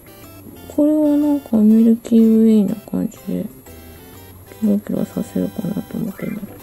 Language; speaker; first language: Japanese; native; Japanese